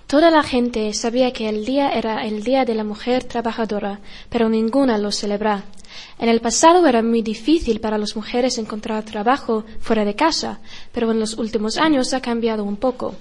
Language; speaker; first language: Spanish; non-native, learner; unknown